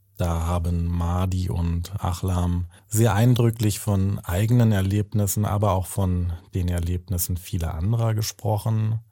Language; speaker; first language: German; native; German